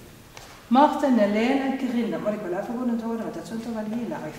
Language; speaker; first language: Dutch; native; Dutch